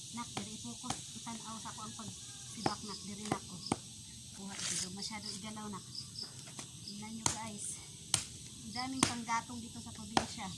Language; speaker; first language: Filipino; non-native, local second language; Cebuano